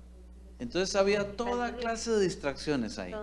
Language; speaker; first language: Spanish; native; Spanish